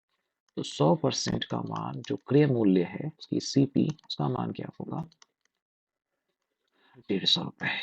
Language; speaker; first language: Hindi; native; Hindi